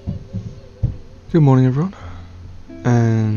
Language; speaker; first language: English; native; English